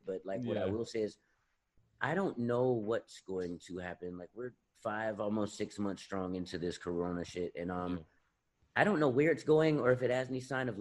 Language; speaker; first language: English; native; English